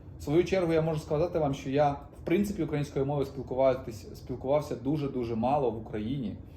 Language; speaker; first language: Ukrainian; non-native, local second language; Russian